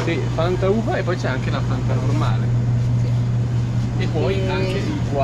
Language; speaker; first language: Italian; native; Italian